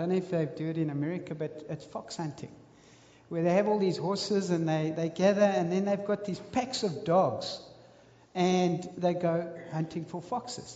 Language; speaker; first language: English; native; English